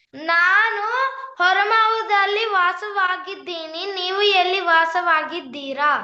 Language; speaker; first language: Kannada; non-native, learner; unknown